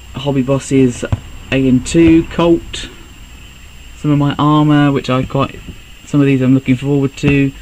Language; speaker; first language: English; native; English